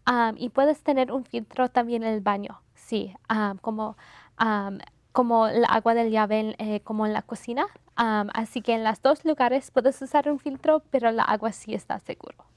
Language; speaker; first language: Spanish; non-native, fluent; English